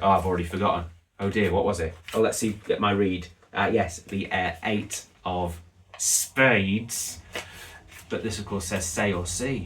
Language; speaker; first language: English; native; English